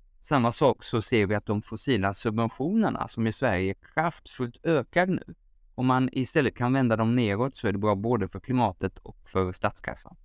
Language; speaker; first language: Swedish; native; Swedish